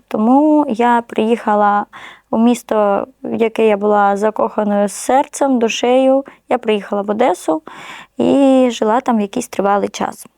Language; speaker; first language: Ukrainian; non-native, local second language; Russian